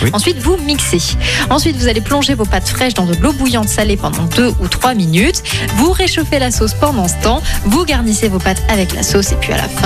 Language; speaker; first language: French; native; French